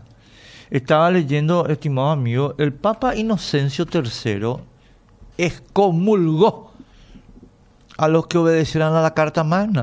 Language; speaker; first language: Spanish; native; Spanish